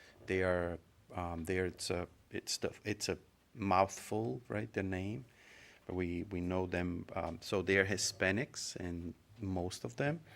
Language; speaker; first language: English; non-native, fluent; Portuguese